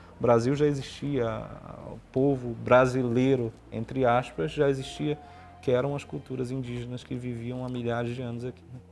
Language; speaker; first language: Portuguese; native; Portuguese